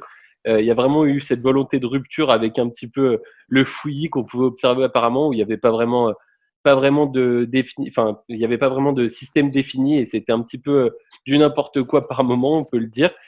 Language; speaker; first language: French; native; French